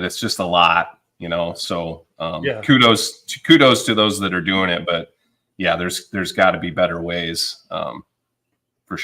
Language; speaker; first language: English; native; English